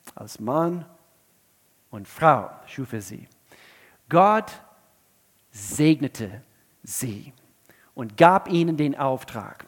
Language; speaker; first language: German; non-native, fluent; English